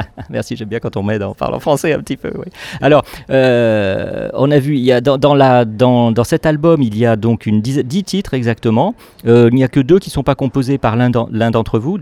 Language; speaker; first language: French; native; French